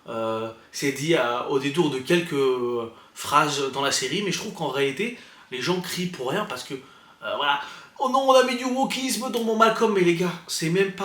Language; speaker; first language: French; native; French